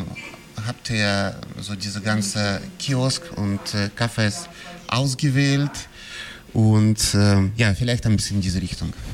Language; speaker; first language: German; non-native, fluent; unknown